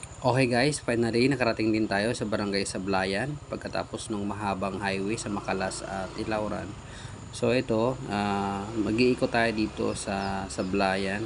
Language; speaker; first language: Filipino; native; Filipino